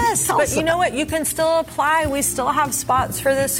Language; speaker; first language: English; native; English